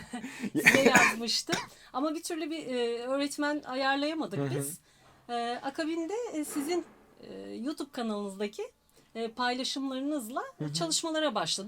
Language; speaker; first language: Turkish; native; Turkish